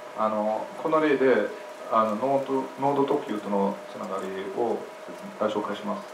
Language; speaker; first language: Japanese; non-native, fluent; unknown